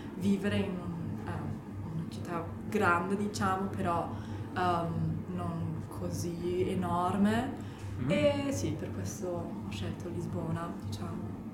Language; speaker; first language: Italian; non-native, learner; German